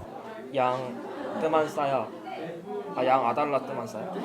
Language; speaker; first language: Indonesian; non-native, learner; Korean